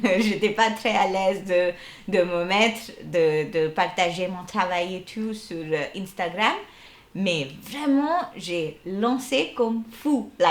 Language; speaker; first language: French; non-native, fluent; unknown